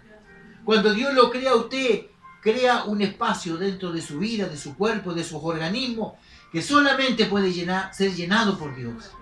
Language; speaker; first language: Spanish; native; Spanish